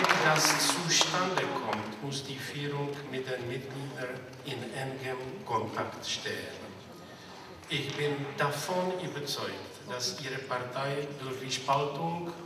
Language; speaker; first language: German; non-native, fluent; Czech